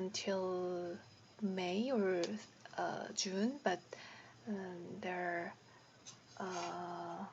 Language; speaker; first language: English; non-native, learner; Korean